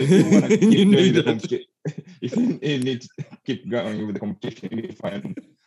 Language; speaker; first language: English; non-native, fluent; Portuguese